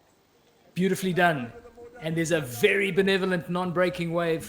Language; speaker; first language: English; native; English